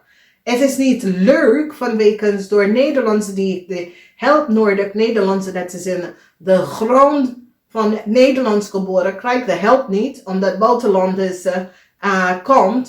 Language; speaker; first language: Dutch; non-native, fluent; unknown